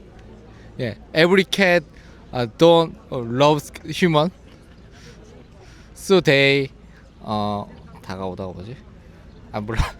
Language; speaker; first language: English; non-native, learner; Korean